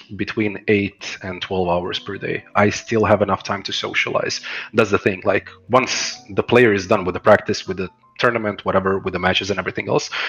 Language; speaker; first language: English; non-native, fluent; Croatian